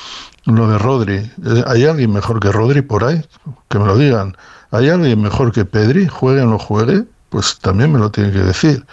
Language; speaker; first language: Spanish; native; Spanish